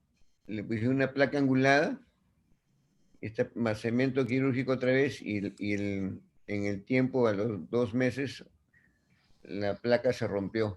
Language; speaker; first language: Spanish; native; Spanish